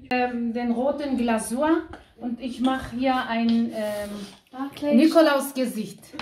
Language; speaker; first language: German; non-native, fluent; Aramaic